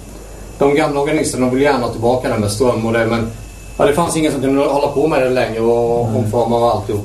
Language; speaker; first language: Swedish; native; Swedish